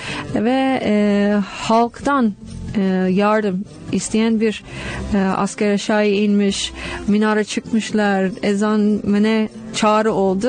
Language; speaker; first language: Turkish; non-native, fluent; English